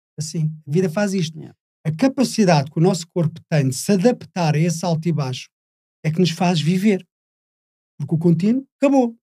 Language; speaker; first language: Portuguese; native; Portuguese